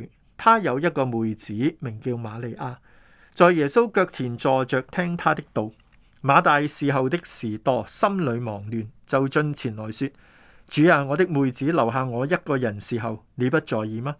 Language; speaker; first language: Chinese; non-native, local second language; Cantonese